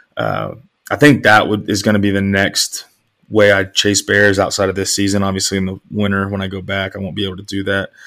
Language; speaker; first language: English; native; English